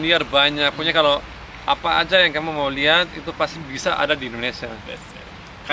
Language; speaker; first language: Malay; early bilingual, other home language; German